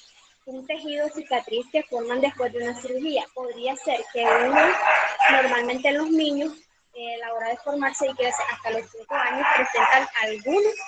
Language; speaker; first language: Spanish; native; Spanish